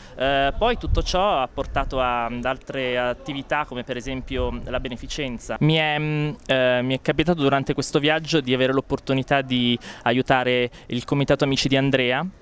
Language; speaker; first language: Italian; native; Italian